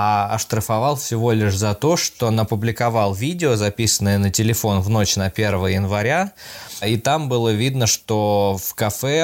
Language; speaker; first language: Russian; native; Russian